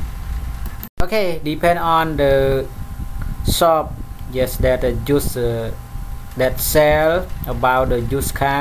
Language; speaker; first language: English; non-native, learner; Khmer